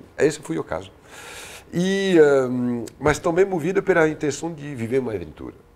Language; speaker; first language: Portuguese; non-native, fluent; French